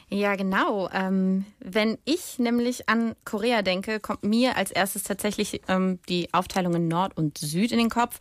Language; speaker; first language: German; native; German